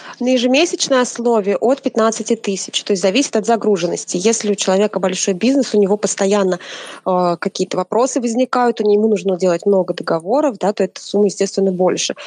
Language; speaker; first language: Russian; native; Russian